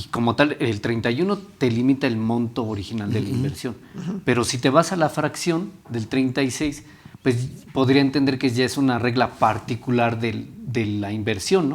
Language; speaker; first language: Spanish; native; Spanish